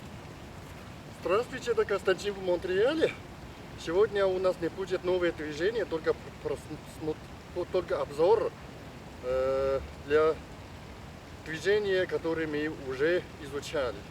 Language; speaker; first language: Russian; non-native, learner; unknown